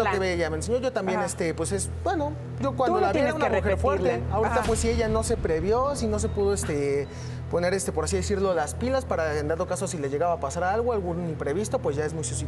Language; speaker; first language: Spanish; native; Spanish